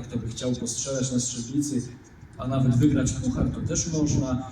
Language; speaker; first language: Polish; native; Polish